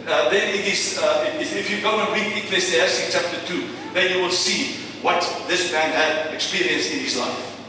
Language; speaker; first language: English; non-native, local second language; Afrikaans